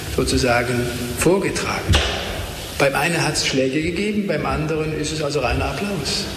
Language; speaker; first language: German; native; German